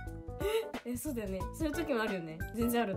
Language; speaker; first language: Japanese; native; Japanese